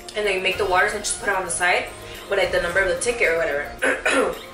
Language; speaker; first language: English; early bilingual, other home language; Spanish